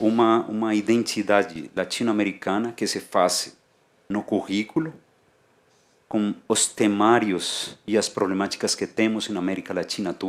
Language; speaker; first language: Portuguese; non-native, fluent; Spanish